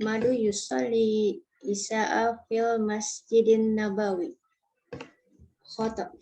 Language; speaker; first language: Arabic; non-native, learner; Indonesian